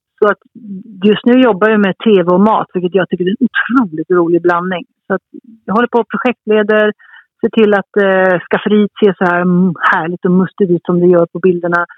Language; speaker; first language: Swedish; early bilingual, heritage; Swedish